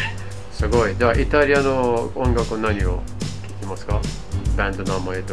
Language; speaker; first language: Japanese; non-native, fluent; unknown